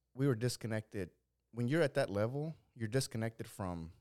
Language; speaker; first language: English; early bilingual, other home language; Spanish